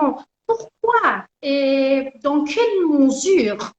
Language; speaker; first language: French; non-native, learner; Persian